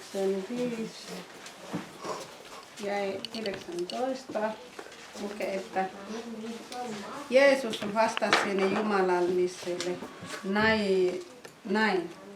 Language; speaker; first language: Finnish; non-native, fluent; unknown